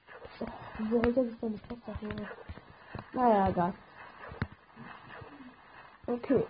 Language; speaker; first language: German; native; German